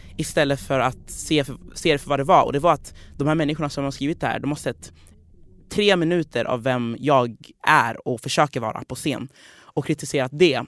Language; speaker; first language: Swedish; non-native, fluent; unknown